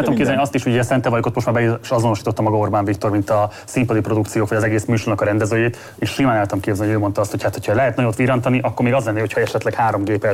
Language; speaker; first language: Hungarian; native; Hungarian